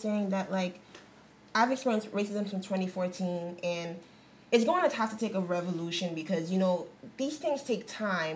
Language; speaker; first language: English; non-native, fluent; French